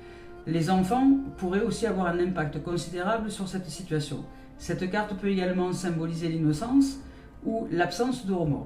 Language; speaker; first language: French; native; French